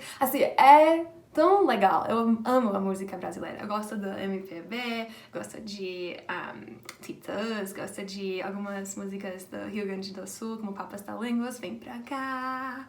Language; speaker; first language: Portuguese; non-native, fluent; English